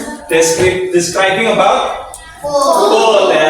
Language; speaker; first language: English; non-native, fluent; Indonesian